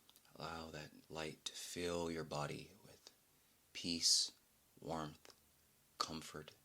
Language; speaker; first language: English; native; English